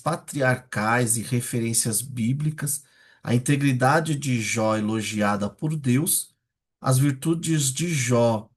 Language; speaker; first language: Portuguese; native; Portuguese